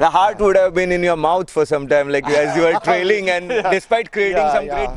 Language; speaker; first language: English; non-native, local second language; Konkani